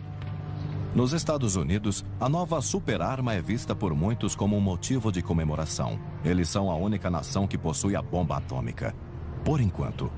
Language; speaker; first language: Portuguese; native; Portuguese